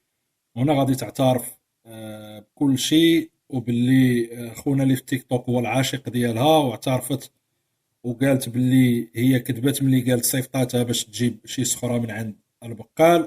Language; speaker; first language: Arabic; native; Arabic